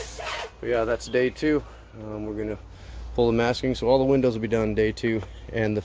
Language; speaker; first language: English; native; English